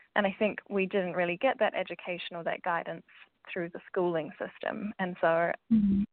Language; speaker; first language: English; native; English